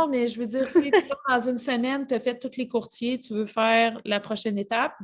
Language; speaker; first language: French; native; French